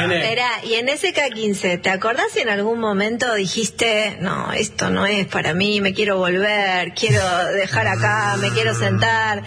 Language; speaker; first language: Spanish; native; Spanish